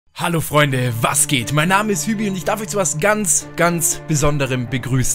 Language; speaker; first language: German; native; German